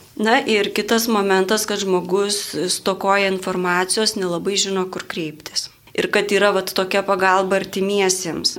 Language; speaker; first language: Lithuanian; native; Lithuanian